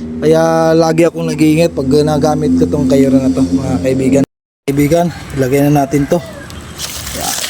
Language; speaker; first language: Filipino; non-native, local second language; Cebuano